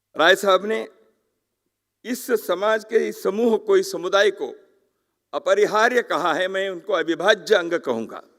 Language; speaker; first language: Hindi; non-native, local second language; Kannada